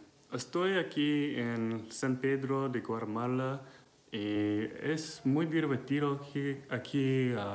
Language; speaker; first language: Spanish; non-native, learner; English